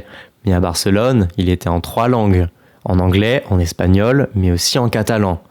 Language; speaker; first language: French; native; French